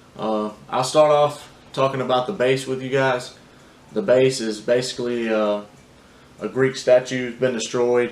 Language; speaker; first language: English; native; English